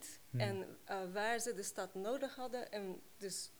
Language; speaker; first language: Dutch; non-native, fluent; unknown